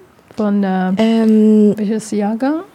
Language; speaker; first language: German; non-native, learner; Chinese